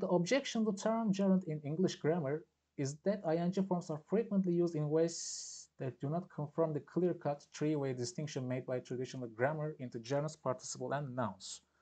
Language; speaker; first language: English; non-native, fluent; Turkish